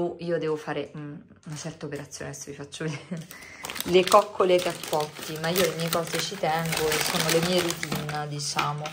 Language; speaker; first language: Italian; native; Italian